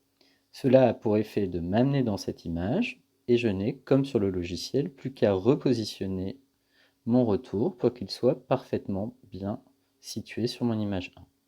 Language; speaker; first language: French; native; French